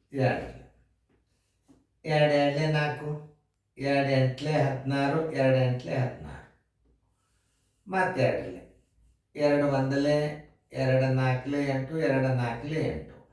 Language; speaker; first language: Kannada; native; Kannada